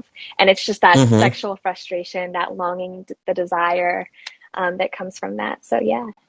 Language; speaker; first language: English; native; English